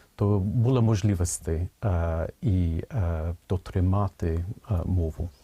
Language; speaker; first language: Ukrainian; non-native, fluent; English